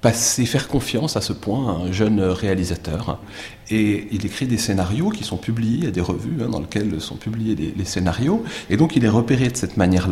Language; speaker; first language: French; native; French